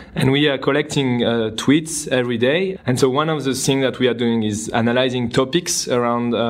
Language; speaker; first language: English; non-native, fluent; French